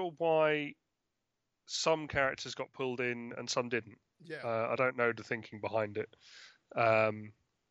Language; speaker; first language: English; native; English